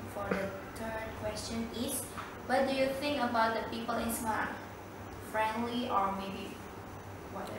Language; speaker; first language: English; non-native, learner; Indonesian